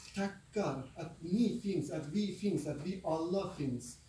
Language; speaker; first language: Swedish; non-native, fluent; Persian